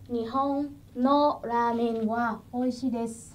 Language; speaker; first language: Japanese; non-native, fluent; Vietnamese